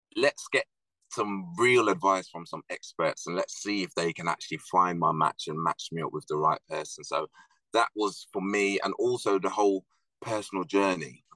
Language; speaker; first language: English; native; English